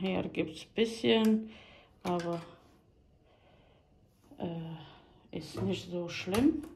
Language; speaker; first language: German; non-native, fluent; Croatian